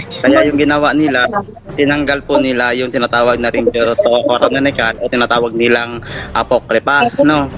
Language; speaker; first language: Filipino; non-native, local second language; Hiligaynon